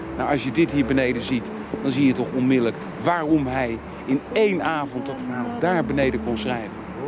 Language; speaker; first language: Dutch; native; Dutch